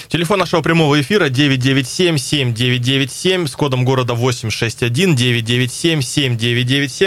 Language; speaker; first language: Russian; native; Russian